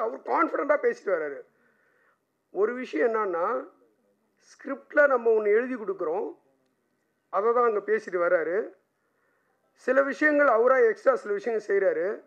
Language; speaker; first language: Tamil; native; Tamil